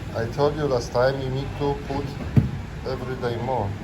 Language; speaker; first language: English; non-native, learner; Polish